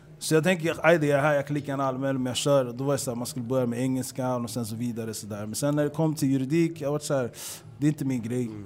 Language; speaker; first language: Swedish; early bilingual, other home language; Papiamento